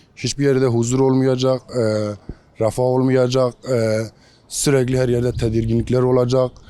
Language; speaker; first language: Turkish; non-native, local second language; Kurdish